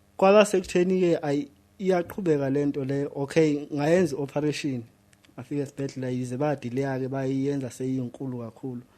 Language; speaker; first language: Zulu; native; Zulu